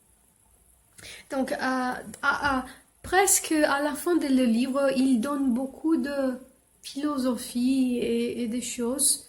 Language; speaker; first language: French; non-native, learner; English